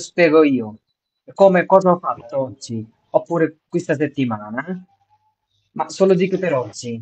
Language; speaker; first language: Italian; non-native, fluent; Bangla